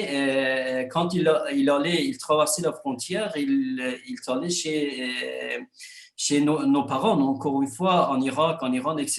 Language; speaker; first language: French; non-native, fluent; Kurdish